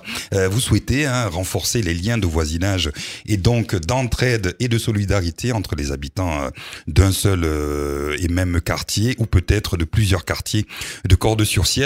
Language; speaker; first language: French; native; French